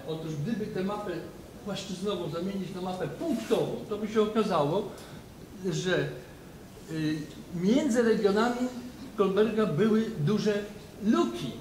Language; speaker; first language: Polish; native; Polish